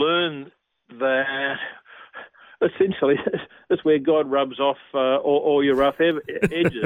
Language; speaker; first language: English; native; English